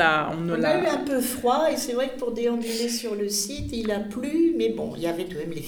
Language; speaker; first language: French; native; French